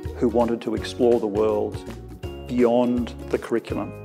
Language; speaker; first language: English; native; English